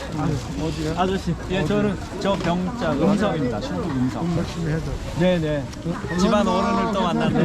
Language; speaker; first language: Korean; native; Korean